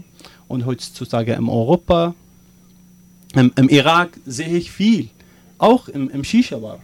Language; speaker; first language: German; non-native, learner; Arabic